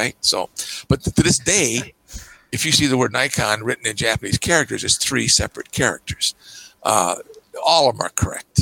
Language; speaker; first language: English; native; English